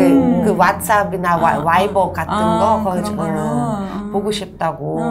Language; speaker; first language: Korean; non-native, fluent; Russian